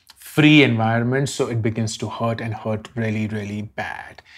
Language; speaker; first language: English; non-native, local second language; Hindi